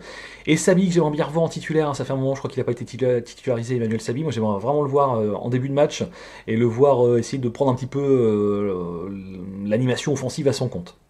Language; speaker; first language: French; native; French